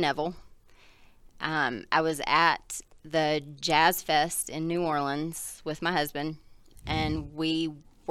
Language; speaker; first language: English; native; English